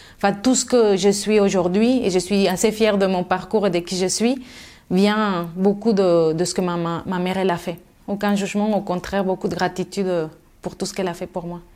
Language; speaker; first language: French; non-native, fluent; Spanish